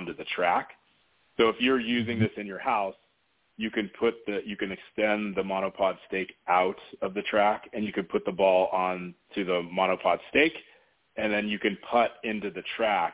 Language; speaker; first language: English; native; English